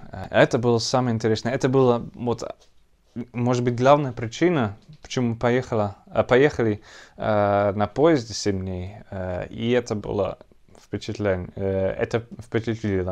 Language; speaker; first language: Russian; non-native, learner; Dutch